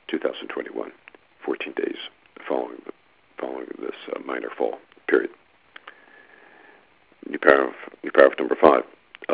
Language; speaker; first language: English; native; English